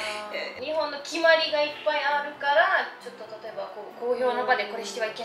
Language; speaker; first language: Japanese; early bilingual, other home language; Russian